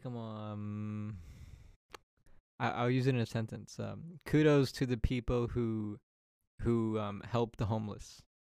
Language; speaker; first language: English; native; English